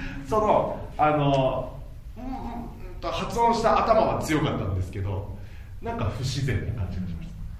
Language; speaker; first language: Japanese; native; Japanese